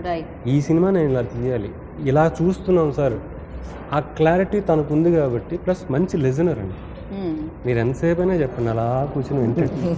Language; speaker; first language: Telugu; native; Telugu